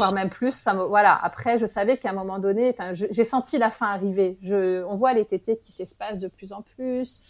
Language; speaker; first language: French; native; French